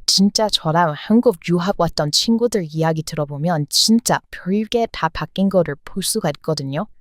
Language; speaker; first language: Korean; non-native, fluent; English